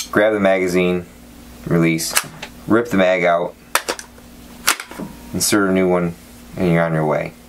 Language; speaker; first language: English; native; English